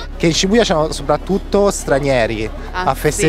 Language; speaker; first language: Italian; native; Italian